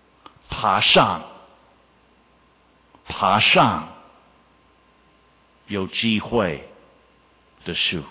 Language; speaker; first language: Chinese; non-native, fluent; English